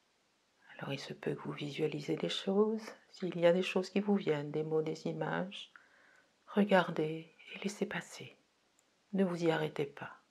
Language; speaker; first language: French; native; French